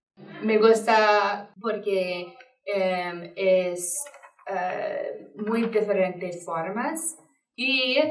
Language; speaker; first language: Spanish; non-native, learner; English